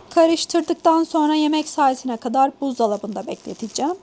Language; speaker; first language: Turkish; native; Turkish